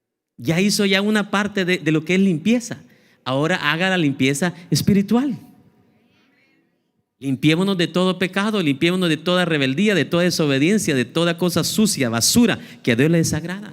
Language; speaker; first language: Spanish; native; Spanish